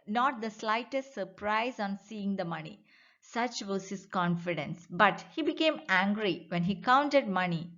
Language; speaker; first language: English; non-native, local second language; Malayalam